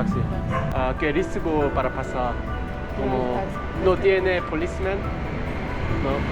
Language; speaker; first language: Spanish; non-native, learner; Korean